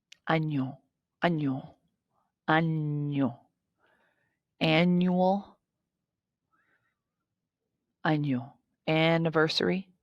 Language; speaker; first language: Spanish; non-native, fluent; English